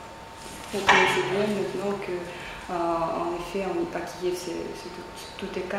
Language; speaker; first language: French; non-native, fluent; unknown